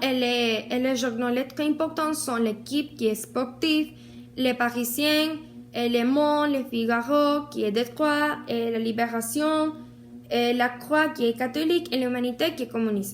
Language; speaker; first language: French; non-native, learner; Spanish